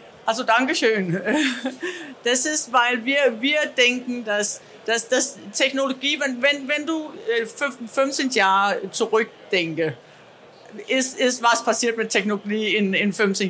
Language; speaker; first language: German; non-native, learner; Danish